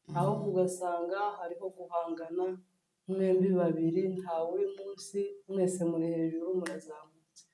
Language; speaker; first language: Kinyarwanda; native; Kinyarwanda